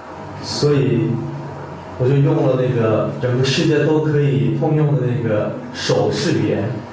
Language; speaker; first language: Chinese; non-native, fluent; Korean